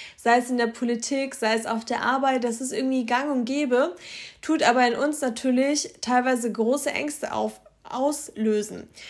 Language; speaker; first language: German; early bilingual, other home language; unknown